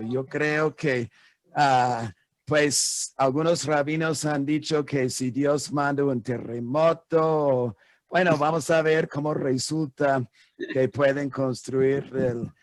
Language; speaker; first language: Spanish; non-native, fluent; English